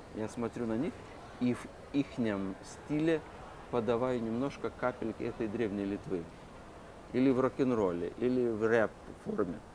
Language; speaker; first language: Russian; non-native, local second language; Lithuanian